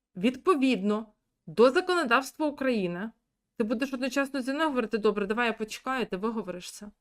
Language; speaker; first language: Ukrainian; native; Ukrainian